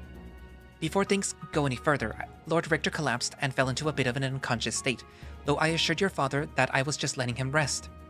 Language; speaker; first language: English; native; English